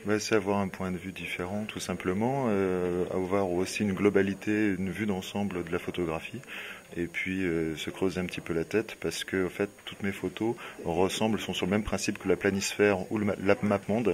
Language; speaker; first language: French; native; French